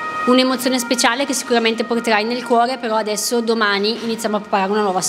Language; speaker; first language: Italian; native; Italian